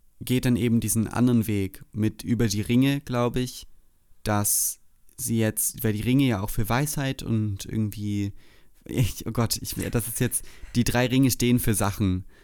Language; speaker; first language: German; native; German